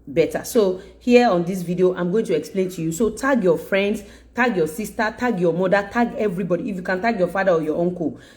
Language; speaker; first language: English; non-native, local second language; Yoruba